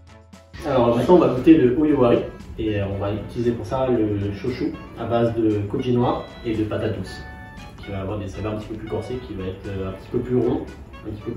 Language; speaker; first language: French; native; French